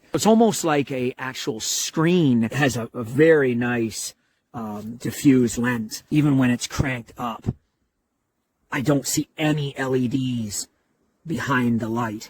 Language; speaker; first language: English; native; English